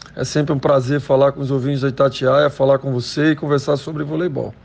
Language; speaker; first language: Portuguese; native; Portuguese